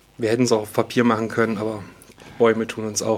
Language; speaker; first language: German; native; German